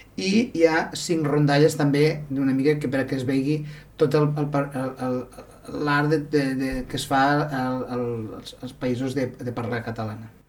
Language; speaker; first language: Catalan; native; Catalan